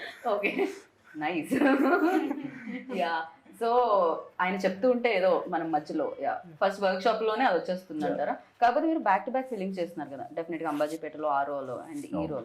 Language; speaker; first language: Telugu; native; Telugu